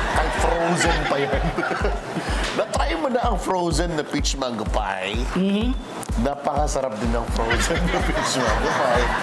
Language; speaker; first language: Filipino; native; Filipino